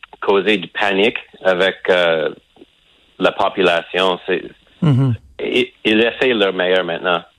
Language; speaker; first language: French; non-native, local second language; English